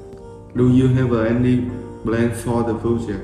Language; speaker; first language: English; non-native, learner; Vietnamese